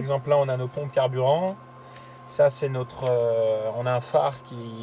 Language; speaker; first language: French; native; French